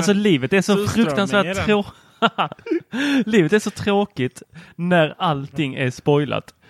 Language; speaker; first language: Swedish; native; Swedish